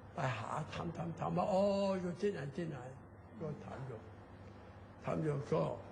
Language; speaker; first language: Thai; non-native, learner; Chinese